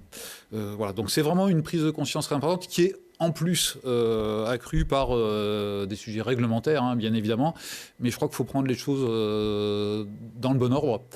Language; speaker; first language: French; native; French